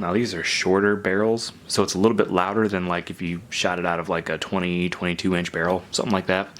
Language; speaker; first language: English; native; English